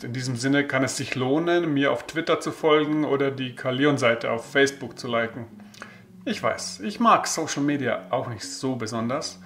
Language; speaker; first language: German; native; German